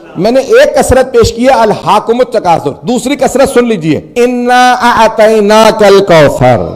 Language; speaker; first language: Urdu; native; Urdu